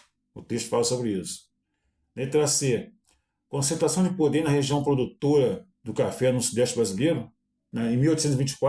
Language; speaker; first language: Portuguese; native; Portuguese